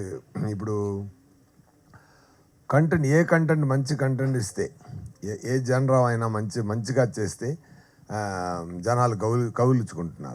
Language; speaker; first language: Telugu; non-native, local second language; Tamil